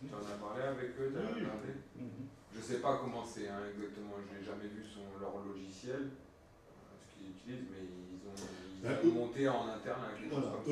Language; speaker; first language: French; native; French